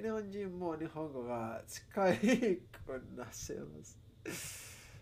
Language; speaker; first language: Japanese; non-native, learner; Spanish